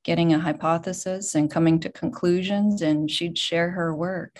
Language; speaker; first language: English; native; English